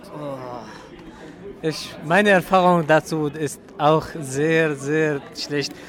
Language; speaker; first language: German; non-native, learner; Arabic